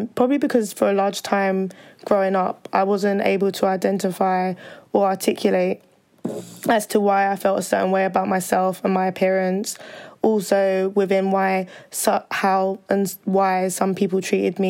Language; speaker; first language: English; native; English